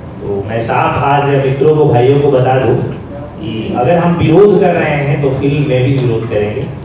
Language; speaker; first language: Hindi; native; Hindi